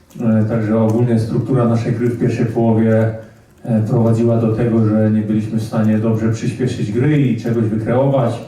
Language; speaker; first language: Polish; early bilingual, heritage; Polish